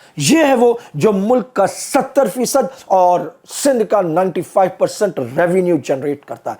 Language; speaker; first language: Urdu; native; Urdu